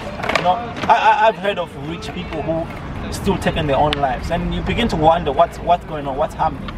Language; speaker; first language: English; non-native, local second language; Shona